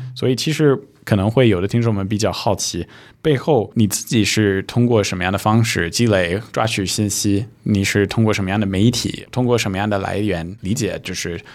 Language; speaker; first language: Chinese; early bilingual, heritage; Chinese